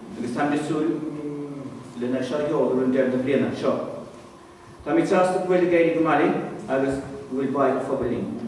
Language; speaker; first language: Irish; native; Irish